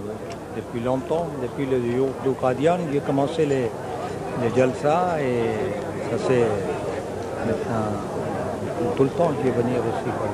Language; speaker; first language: French; non-native, fluent; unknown